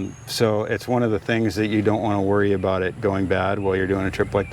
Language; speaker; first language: English; native; English